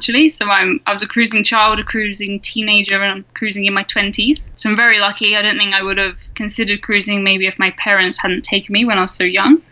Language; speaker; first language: English; native; English